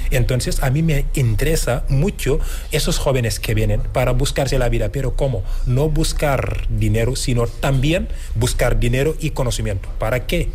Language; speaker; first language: Spanish; non-native, fluent; Wolof